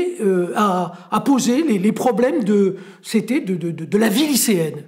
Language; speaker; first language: French; native; French